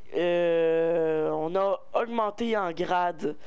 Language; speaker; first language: French; native; French